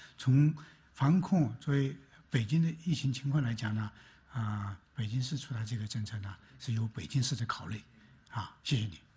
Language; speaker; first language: Chinese; native; Chinese